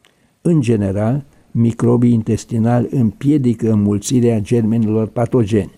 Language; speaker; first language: Romanian; native; Romanian